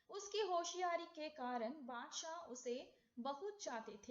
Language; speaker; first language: Hindi; non-native, local second language; Tamil